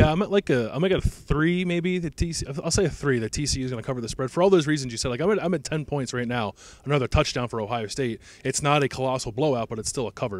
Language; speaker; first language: English; native; English